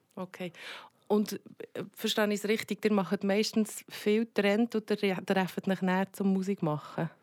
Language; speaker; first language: German; native; German